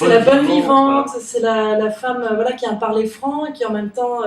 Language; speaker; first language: French; native; French